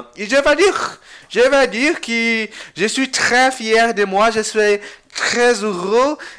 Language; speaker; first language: French; non-native, learner; Portuguese